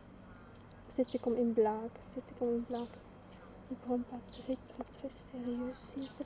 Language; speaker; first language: French; non-native, learner; German